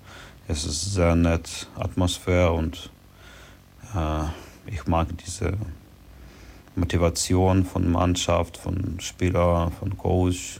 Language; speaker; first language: German; non-native, learner; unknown